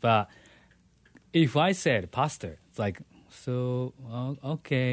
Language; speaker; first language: English; non-native, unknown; Japanese